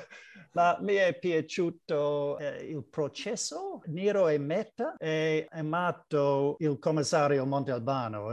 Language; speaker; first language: Italian; non-native, learner; English